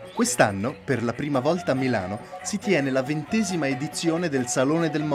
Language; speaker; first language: Italian; native; Italian